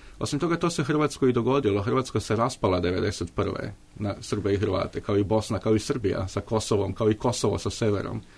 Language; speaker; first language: Croatian; native; Croatian